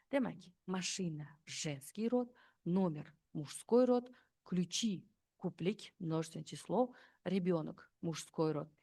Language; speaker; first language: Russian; non-native, fluent; Uzbek